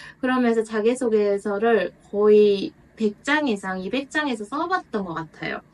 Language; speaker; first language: Korean; non-native, fluent; Mongolian